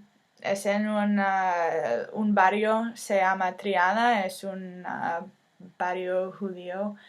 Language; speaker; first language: Spanish; non-native, fluent; English